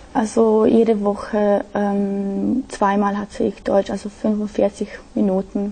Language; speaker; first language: German; non-native, fluent; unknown